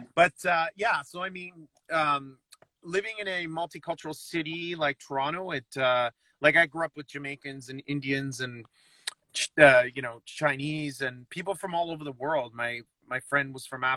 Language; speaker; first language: English; native; English